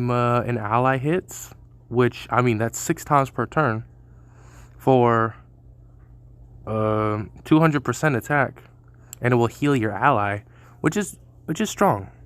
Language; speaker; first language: English; native; English